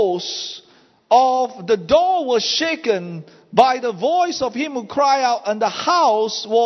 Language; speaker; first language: English; non-native, local second language; Chinese